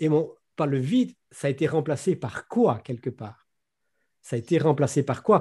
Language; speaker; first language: French; native; French